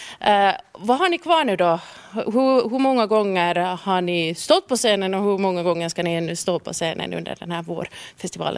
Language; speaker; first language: Swedish; native; Swedish